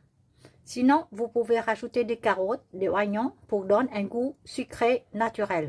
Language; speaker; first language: French; non-native, learner; Vietnamese